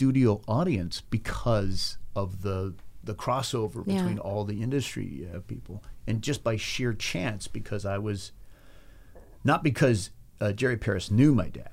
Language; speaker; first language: English; native; English